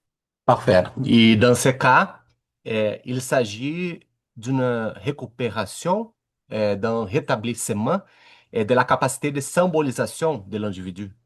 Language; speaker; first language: French; non-native, learner; Portuguese